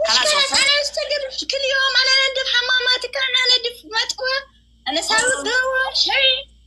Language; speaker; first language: Arabic; non-native, learner; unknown